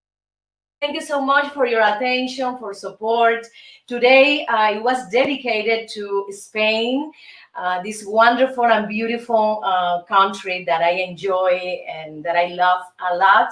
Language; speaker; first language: English; non-native, fluent; Spanish